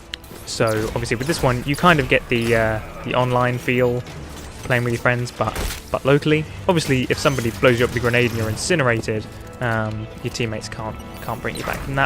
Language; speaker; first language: English; native; English